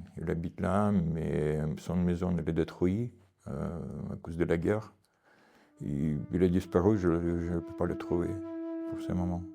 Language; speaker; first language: French; non-native, learner; Ukrainian